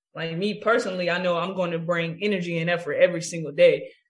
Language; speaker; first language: English; native; English